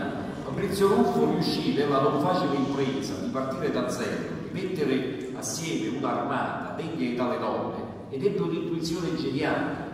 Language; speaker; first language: Italian; native; Italian